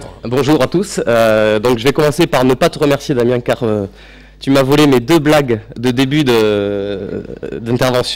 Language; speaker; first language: French; native; French